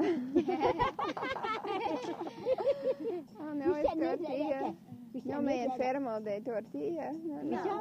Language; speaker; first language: Spanish; non-native, learner; English